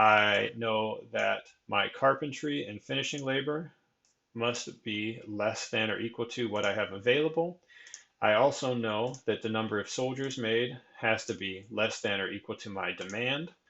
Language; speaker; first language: English; native; English